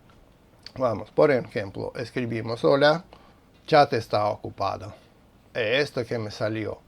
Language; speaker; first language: Spanish; non-native, fluent; Russian